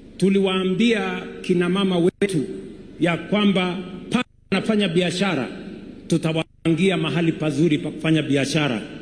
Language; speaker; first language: Swahili; non-native, local second language; Kalenjin